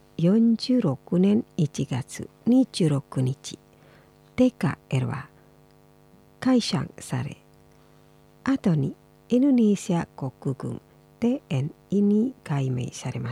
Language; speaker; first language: Japanese; non-native, fluent; Indonesian